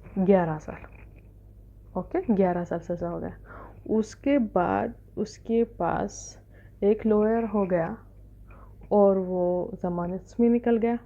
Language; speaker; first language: Hindi; non-native, fluent; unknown